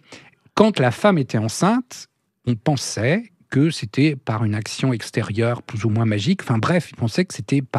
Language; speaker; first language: French; native; French